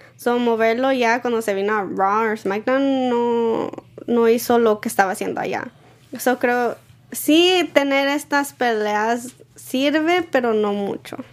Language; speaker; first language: Spanish; early bilingual, heritage; Spanish